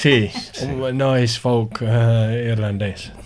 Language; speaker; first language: Spanish; non-native, learner; English